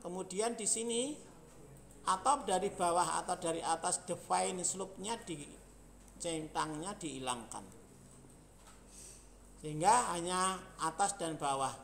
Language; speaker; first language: Indonesian; native; Indonesian